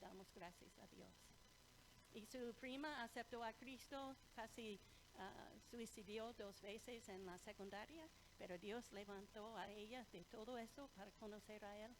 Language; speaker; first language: Spanish; non-native, fluent; English